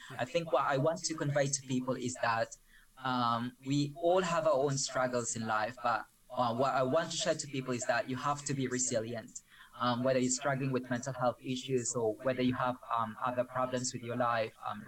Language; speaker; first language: English; non-native, local second language; Filipino